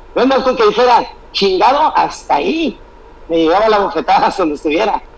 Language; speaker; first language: Spanish; native; Spanish